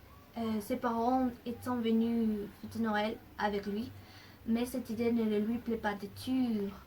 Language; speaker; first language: French; non-native, learner; Spanish